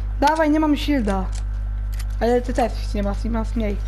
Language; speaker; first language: Polish; early bilingual, heritage; German